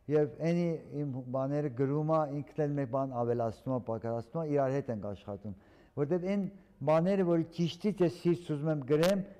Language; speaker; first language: Armenian; early bilingual, heritage; Armenian